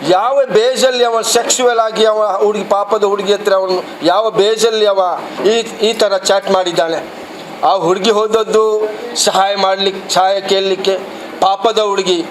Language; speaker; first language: Kannada; non-native, local second language; Badaga